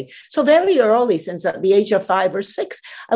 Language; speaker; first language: English; non-native, fluent; Spanish